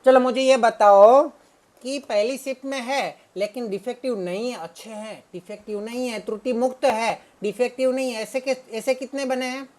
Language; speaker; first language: Hindi; non-native, local second language; Gujarati